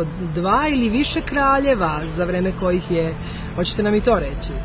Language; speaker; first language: Serbian; native; Serbian